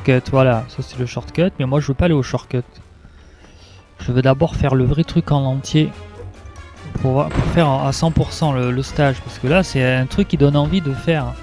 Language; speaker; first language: French; native; French